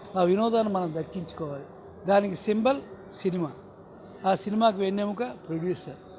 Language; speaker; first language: Telugu; native; Telugu